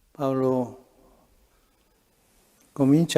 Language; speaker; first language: Italian; early bilingual, heritage; Spanish